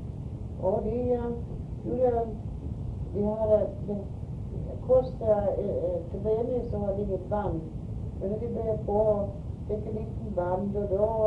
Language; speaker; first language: Swedish; early bilingual, heritage; Swedish